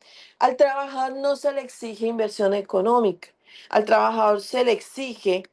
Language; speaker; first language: Spanish; native; Spanish